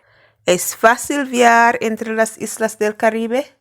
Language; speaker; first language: Spanish; non-native, fluent; English